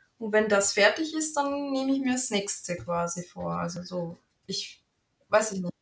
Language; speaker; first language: German; native; German